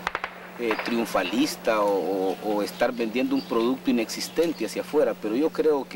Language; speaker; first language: Spanish; native; Spanish